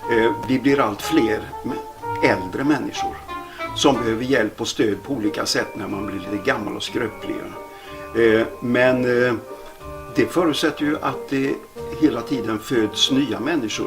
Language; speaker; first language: Swedish; native; Swedish